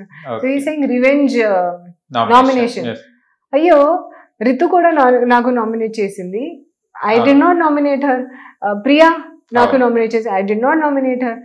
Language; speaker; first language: Telugu; non-native, learner; Hindi